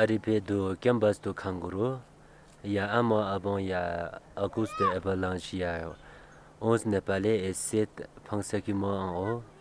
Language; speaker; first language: French; non-native, learner; Sherpa